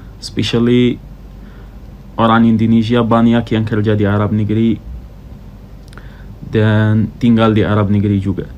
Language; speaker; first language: Indonesian; non-native, fluent; Arabic